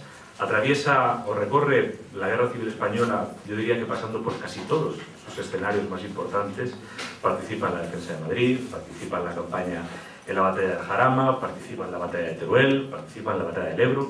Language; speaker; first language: Spanish; native; Spanish